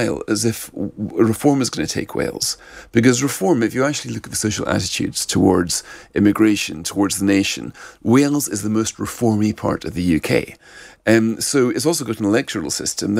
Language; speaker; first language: English; native; English